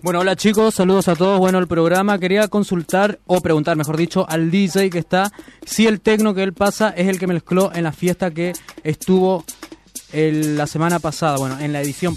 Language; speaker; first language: Spanish; native; Spanish